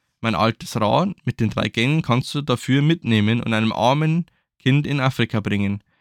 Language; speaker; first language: German; native; German